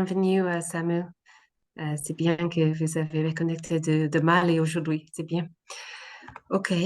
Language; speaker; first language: French; non-native, learner; English